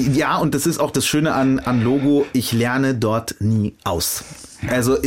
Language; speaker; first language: German; early bilingual, other home language; Arabic